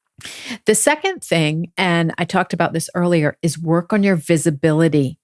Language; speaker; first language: English; native; English